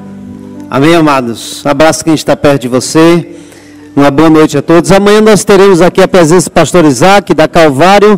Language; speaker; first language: Portuguese; native; Portuguese